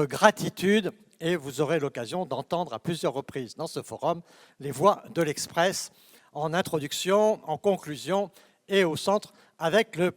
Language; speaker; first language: French; native; French